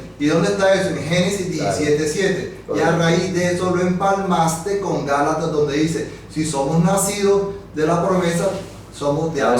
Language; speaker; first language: Spanish; native; Spanish